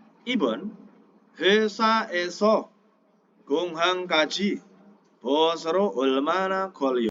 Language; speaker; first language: Korean; non-native, fluent; Indonesian